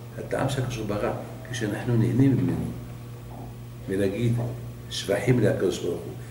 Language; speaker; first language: Hebrew; non-native, fluent; Arabic